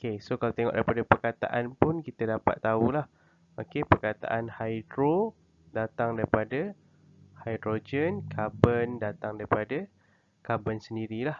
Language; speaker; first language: Malay; native; Malay